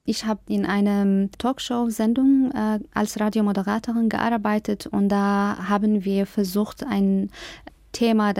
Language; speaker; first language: German; non-native, fluent; Arabic